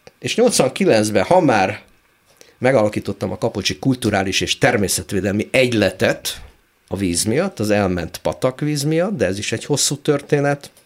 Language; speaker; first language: Hungarian; native; Hungarian